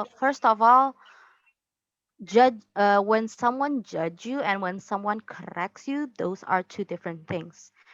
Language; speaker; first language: English; non-native, fluent; Indonesian